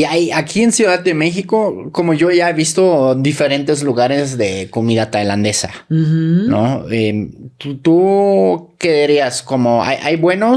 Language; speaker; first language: Spanish; native; Spanish